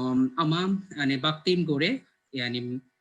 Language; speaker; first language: Turkish; non-native, learner; Bangla